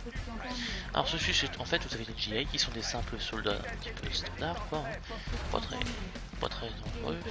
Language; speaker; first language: French; native; French